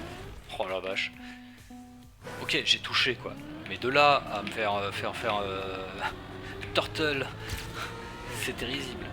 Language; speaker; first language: French; native; French